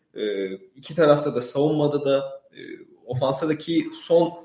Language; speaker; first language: Turkish; native; Turkish